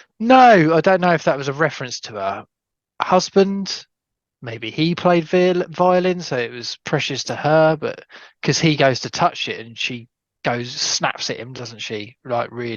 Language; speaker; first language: English; native; English